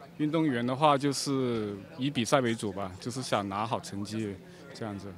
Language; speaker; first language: Chinese; native; Chinese